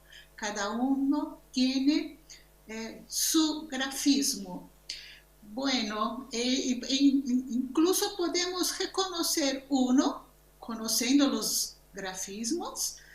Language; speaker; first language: Spanish; non-native, learner; Portuguese